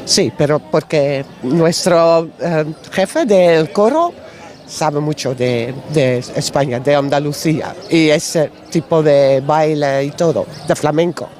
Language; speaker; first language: Spanish; non-native, learner; Dutch